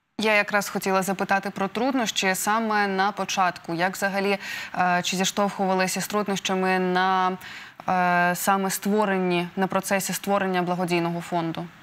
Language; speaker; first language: Ukrainian; native; Ukrainian